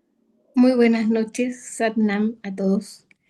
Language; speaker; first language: Spanish; native; Spanish